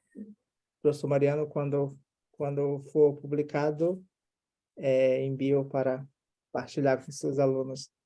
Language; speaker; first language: Spanish; non-native, learner; Portuguese